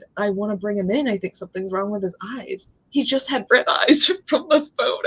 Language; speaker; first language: English; native; English